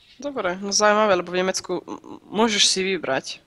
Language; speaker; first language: Slovak; native; Slovak